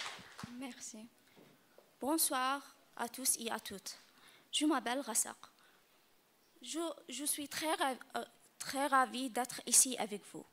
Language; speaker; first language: French; non-native, learner; Arabic